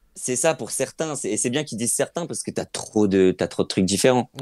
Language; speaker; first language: French; native; French